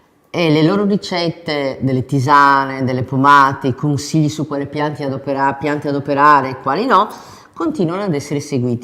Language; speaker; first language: Italian; native; Italian